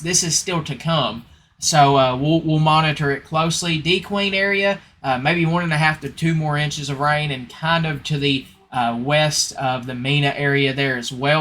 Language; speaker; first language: English; native; English